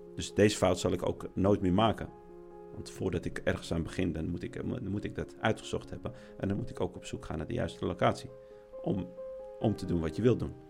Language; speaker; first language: Dutch; native; Dutch